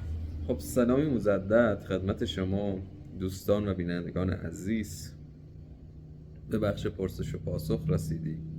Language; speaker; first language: Persian; native; Persian